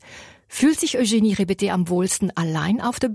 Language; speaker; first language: German; native; German